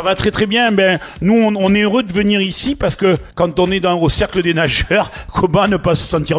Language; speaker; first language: French; native; French